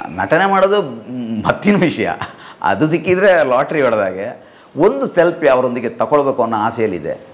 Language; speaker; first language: Kannada; non-native, local second language; Malayalam